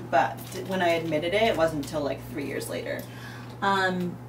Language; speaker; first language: English; native; English